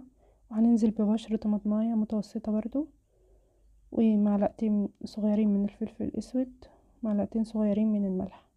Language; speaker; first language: Arabic; native; Arabic